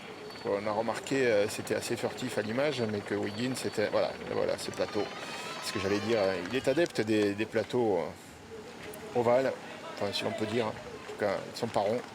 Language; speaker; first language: French; native; French